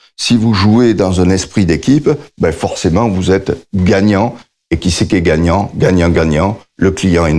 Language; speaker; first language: French; native; French